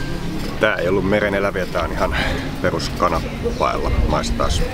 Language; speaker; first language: Finnish; native; Finnish